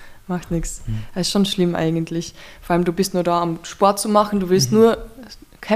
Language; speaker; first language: German; native; German